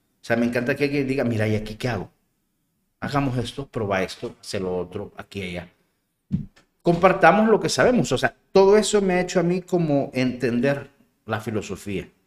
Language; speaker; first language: Spanish; native; Spanish